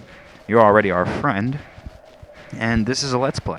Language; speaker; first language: English; native; English